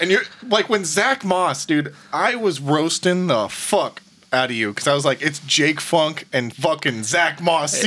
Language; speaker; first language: English; native; English